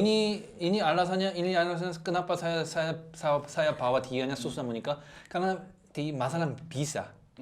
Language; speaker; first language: Indonesian; non-native, learner; Korean